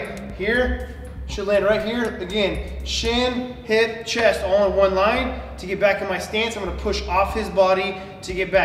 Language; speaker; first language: English; native; English